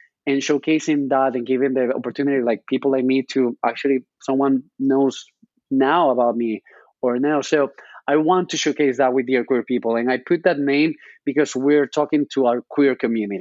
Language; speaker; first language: English; non-native, fluent; Spanish